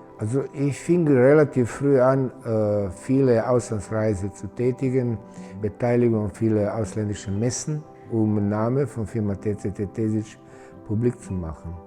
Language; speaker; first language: German; non-native, fluent; Serbian